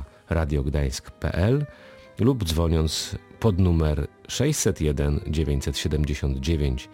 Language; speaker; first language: Polish; native; Polish